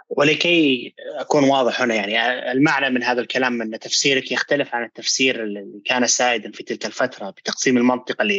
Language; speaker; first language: Arabic; native; Arabic